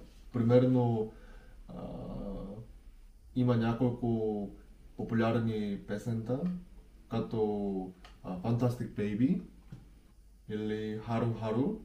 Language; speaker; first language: Bulgarian; non-native, learner; Korean